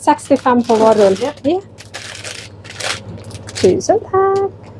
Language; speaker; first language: Norwegian; non-native, learner; Thai